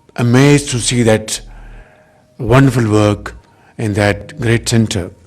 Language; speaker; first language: English; non-native, local second language; Urdu